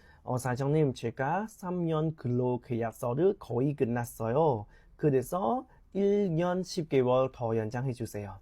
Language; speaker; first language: Korean; non-native, learner; Khmer